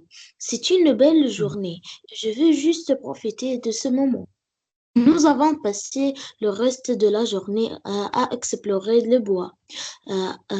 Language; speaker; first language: French; non-native, learner; Arabic